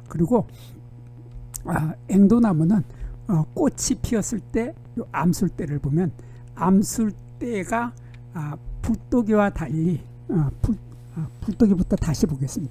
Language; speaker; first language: Korean; native; Korean